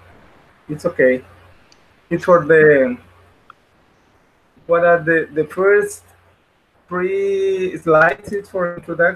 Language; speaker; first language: English; non-native, learner; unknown